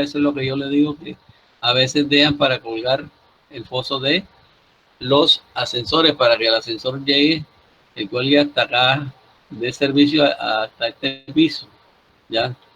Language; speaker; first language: Spanish; native; Spanish